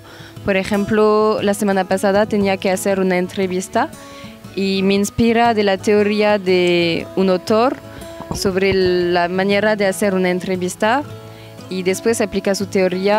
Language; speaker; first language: Spanish; non-native, learner; French